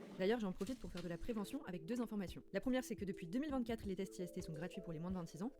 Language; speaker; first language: French; native; French